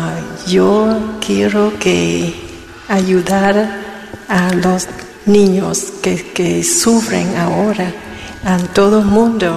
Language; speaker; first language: Spanish; non-native, learner; Vietnamese